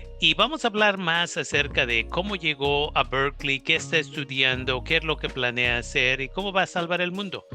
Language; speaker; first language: Spanish; native; Spanish